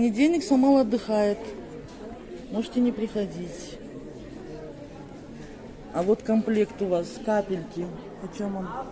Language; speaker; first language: Russian; native; Russian